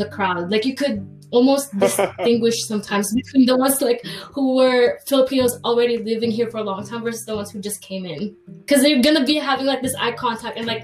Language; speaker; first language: English; non-native, local second language; Filipino